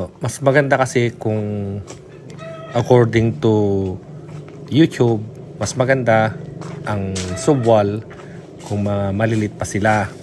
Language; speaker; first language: Filipino; non-native, local second language; Iloko